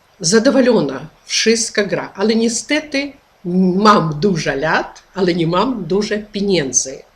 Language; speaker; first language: Polish; non-native, learner; Ukrainian